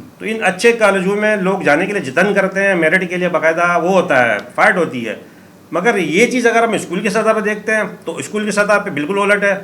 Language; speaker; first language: Urdu; native; Urdu